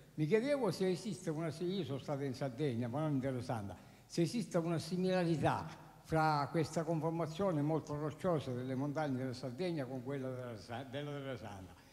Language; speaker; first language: Italian; native; Italian